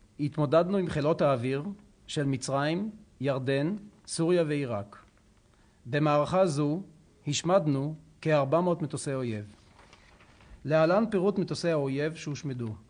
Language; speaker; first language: Hebrew; native; Hebrew